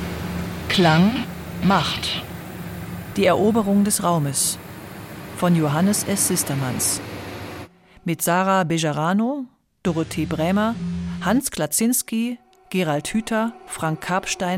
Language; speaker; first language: German; native; German